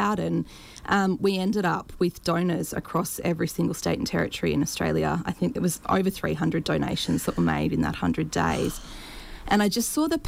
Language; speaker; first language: English; native; English